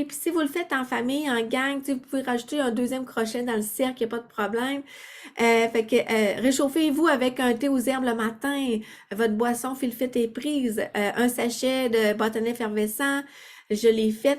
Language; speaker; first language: French; native; French